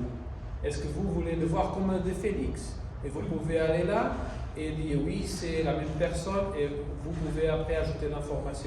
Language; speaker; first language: French; non-native, fluent; Portuguese